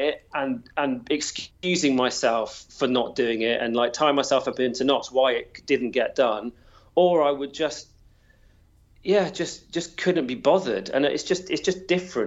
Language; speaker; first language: English; native; English